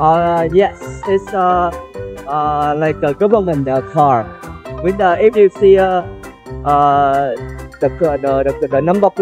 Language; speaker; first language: English; non-native, learner; Vietnamese